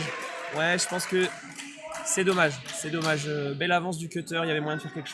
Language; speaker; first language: French; native; French